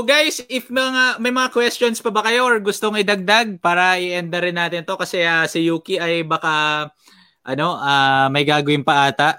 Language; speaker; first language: Filipino; native; Filipino